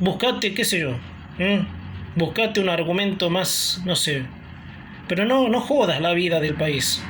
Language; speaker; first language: Spanish; native; Spanish